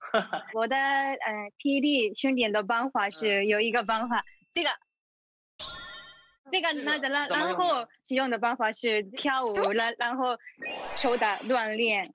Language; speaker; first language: Chinese; non-native, learner; Japanese